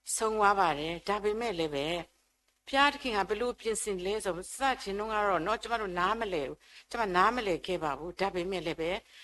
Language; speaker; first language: Burmese; native; Burmese